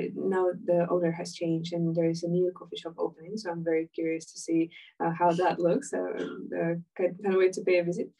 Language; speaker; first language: English; non-native, fluent; Ukrainian